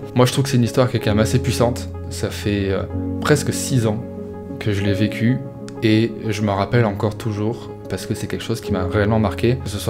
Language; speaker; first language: French; native; French